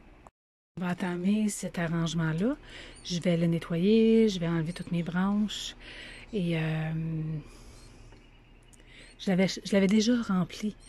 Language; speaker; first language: French; native; French